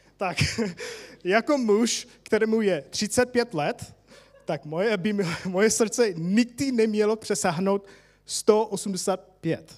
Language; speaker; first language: Czech; non-native, fluent; English